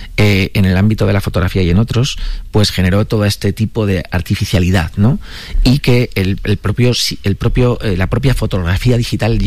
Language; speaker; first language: Spanish; native; Spanish